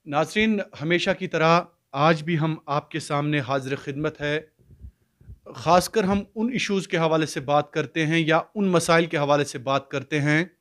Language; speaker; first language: Hindi; non-native, local second language; Kashmiri